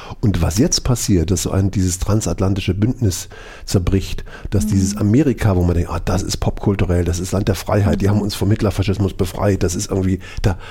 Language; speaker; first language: German; native; German